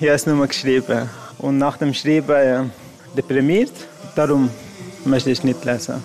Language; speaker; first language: German; non-native, fluent; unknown